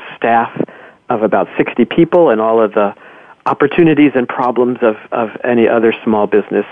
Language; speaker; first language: English; native; English